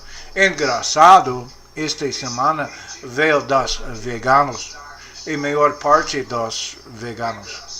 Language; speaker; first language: Portuguese; non-native, learner; English